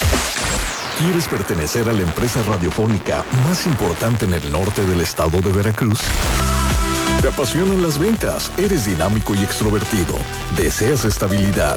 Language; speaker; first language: Spanish; native; Spanish